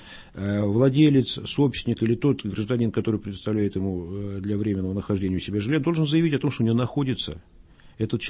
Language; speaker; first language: Russian; native; Russian